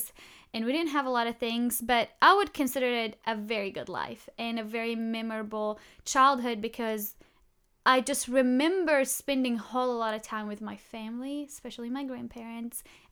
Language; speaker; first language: English; non-native, fluent; Arabic